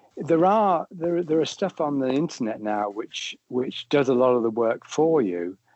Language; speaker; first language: English; native; English